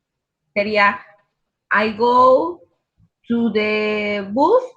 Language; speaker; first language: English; non-native, learner; Spanish